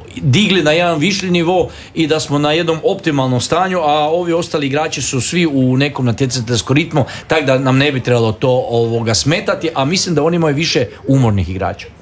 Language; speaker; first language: Croatian; native; Croatian